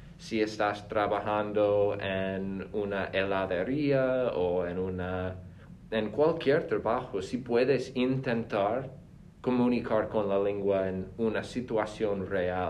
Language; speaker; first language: Spanish; non-native, fluent; English